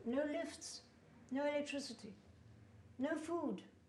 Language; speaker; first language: English; native; English